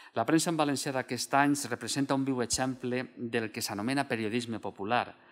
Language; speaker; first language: Catalan; native; Catalan